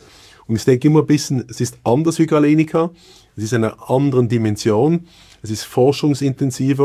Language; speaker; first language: German; native; German